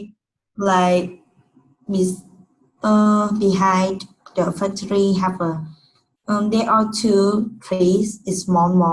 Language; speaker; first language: English; non-native, learner; Vietnamese